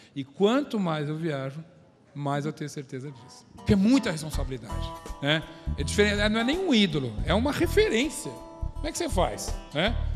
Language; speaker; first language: Portuguese; native; Portuguese